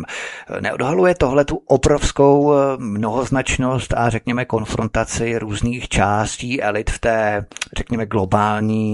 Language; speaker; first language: Czech; native; Czech